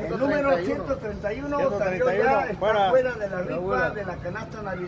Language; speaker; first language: Spanish; native; Spanish